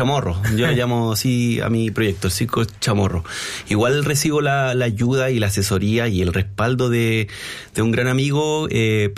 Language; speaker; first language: Spanish; native; Spanish